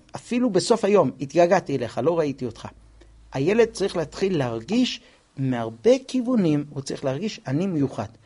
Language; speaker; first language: Hebrew; non-native, fluent; English